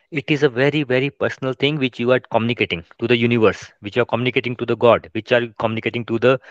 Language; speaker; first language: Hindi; non-native, local second language; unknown